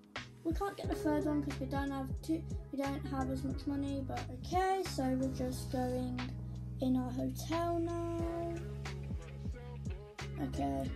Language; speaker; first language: English; native; English